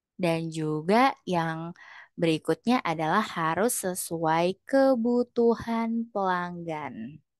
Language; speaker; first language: Indonesian; native; Indonesian